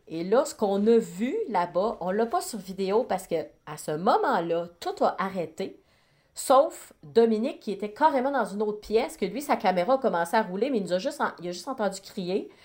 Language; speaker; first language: French; native; French